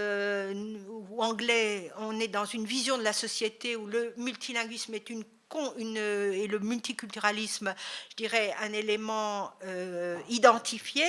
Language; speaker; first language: French; native; French